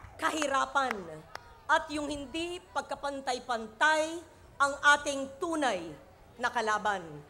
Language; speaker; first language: Filipino; native; Filipino